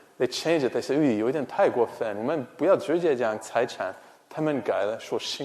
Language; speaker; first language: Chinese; non-native, fluent; English